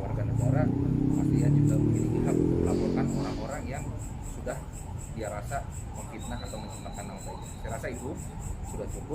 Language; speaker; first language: Indonesian; native; Indonesian